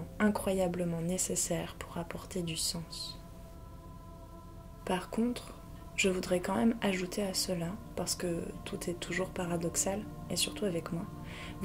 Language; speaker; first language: French; native; French